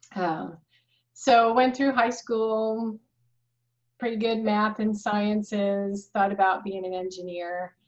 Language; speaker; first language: English; native; English